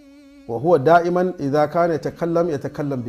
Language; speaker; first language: Arabic; non-native, fluent; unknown